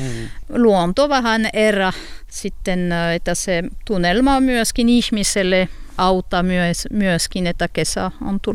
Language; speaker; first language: Finnish; non-native, learner; French